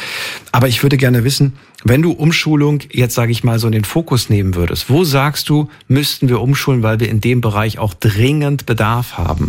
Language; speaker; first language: German; native; German